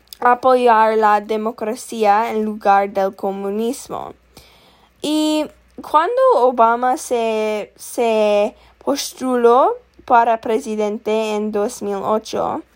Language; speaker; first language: Spanish; non-native, learner; English